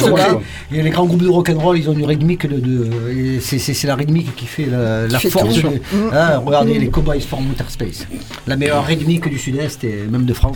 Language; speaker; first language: French; native; French